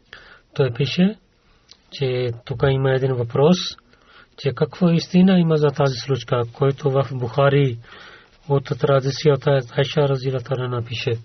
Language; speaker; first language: Bulgarian; non-native, learner; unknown